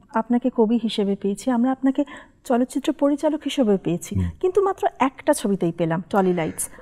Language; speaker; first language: Bangla; native; Bangla